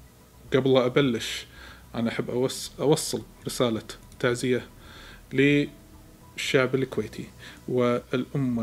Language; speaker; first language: Arabic; native; Arabic